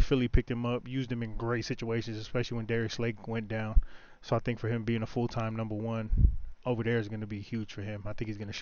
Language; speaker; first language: English; native; English